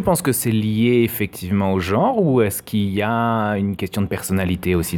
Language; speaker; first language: French; native; French